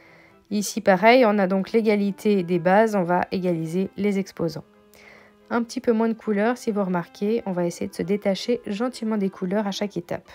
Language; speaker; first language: French; native; French